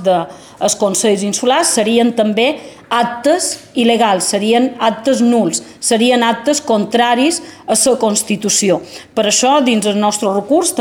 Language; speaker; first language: Catalan; native; Catalan